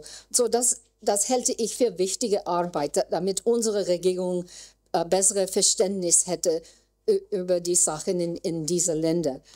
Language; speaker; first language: German; non-native, learner; English